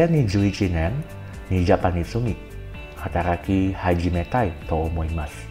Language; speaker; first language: Japanese; non-native, learner; Indonesian